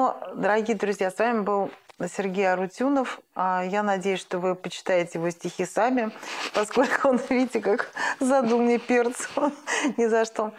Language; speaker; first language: Russian; native; Russian